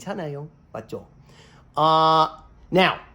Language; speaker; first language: Korean; non-native, learner; English